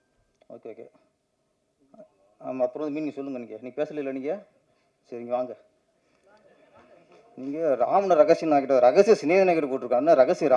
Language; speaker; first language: Tamil; native; Tamil